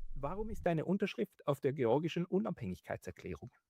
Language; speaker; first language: German; native; German